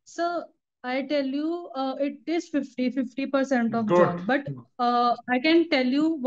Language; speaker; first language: Hindi; native; Hindi